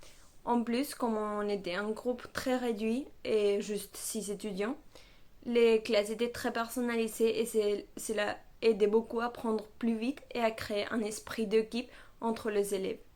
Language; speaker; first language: French; non-native, fluent; Spanish